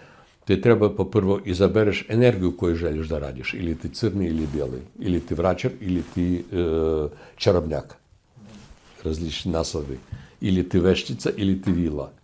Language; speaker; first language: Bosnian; non-native, learner; Russian